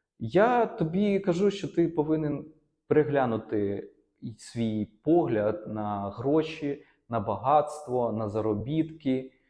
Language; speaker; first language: Ukrainian; non-native, local second language; Russian